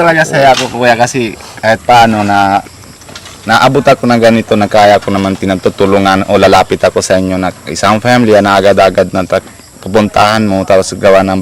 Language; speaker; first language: Filipino; non-native, local second language; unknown